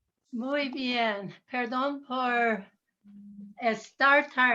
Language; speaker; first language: Spanish; non-native, learner; English